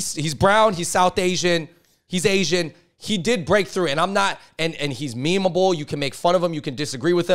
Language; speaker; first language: English; native; English